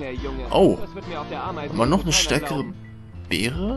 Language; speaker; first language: German; native; German